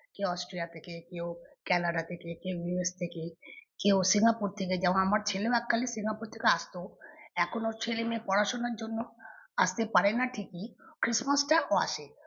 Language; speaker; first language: Bangla; non-native, local second language; Hakka Chinese